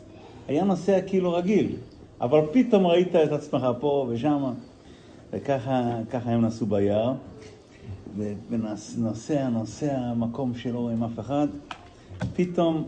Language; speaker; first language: Hebrew; non-native, fluent; Yiddish